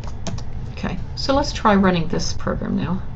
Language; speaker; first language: English; native; English